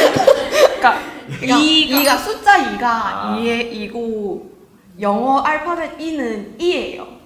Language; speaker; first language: Korean; native; Korean